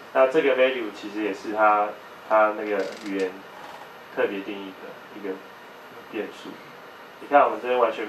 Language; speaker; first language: Chinese; native; Chinese